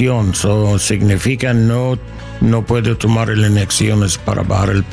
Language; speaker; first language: Spanish; non-native, learner; English